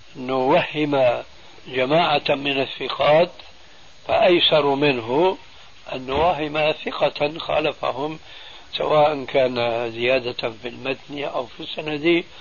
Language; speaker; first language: Arabic; early bilingual, other home language; Albanian